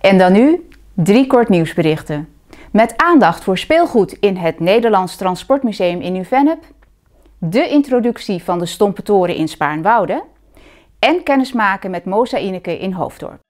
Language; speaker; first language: Dutch; native; Dutch